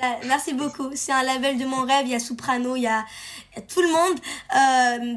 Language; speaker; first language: French; early bilingual, heritage; French